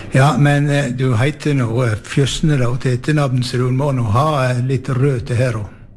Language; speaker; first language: Norwegian; native; Norwegian